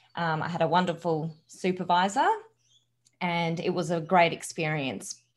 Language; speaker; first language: English; native; English